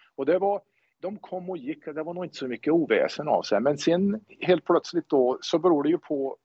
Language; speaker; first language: Swedish; native; Swedish